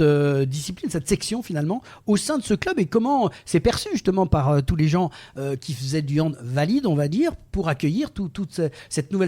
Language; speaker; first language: French; native; French